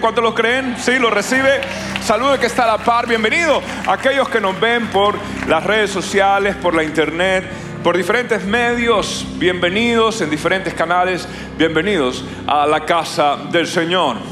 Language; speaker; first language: Spanish; native; Spanish